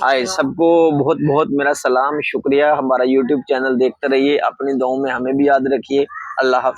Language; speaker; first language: Hindi; non-native, local second language; Punjabi